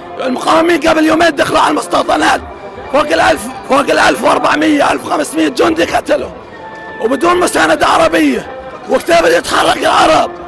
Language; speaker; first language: Arabic; native; Arabic